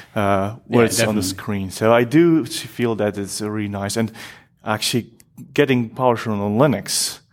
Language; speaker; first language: English; non-native, fluent; Polish